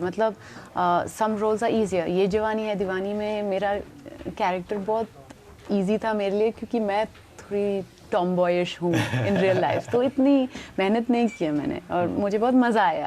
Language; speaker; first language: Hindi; non-native, local second language; English